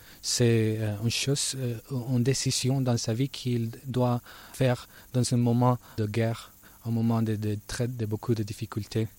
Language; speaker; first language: French; non-native, learner; Spanish